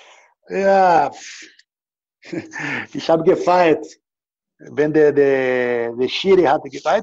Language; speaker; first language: German; non-native, learner; Portuguese